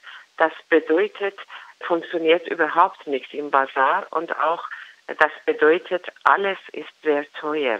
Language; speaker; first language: German; non-native, learner; Persian